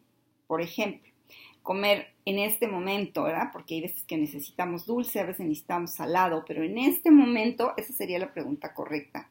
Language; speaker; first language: Spanish; native; Spanish